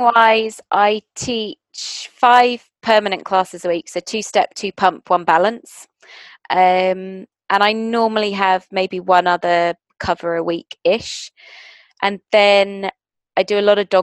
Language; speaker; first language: English; native; English